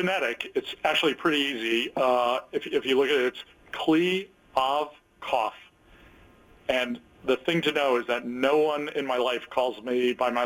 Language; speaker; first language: English; native; English